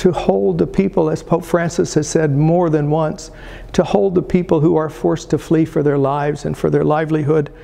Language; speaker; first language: English; early bilingual, other home language; Italian